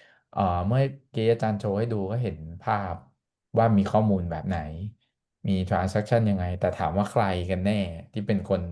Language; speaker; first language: Thai; native; Thai